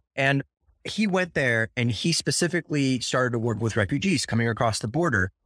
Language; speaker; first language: English; early bilingual, other home language; Russian